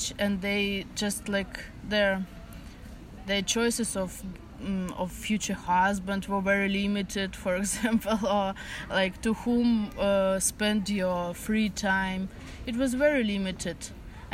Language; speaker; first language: English; non-native, fluent; Russian